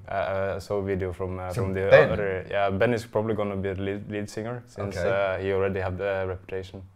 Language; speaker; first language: English; non-native, fluent; Norwegian